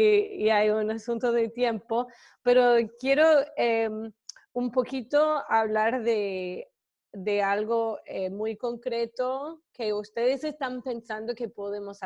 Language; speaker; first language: Spanish; non-native, fluent; English